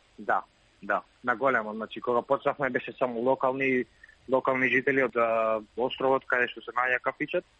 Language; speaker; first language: Macedonian; native; Macedonian